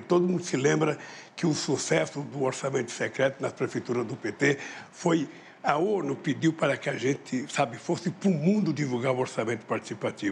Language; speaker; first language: Portuguese; native; Portuguese